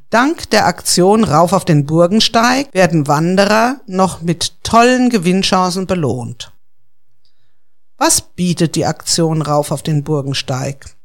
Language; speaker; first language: German; native; German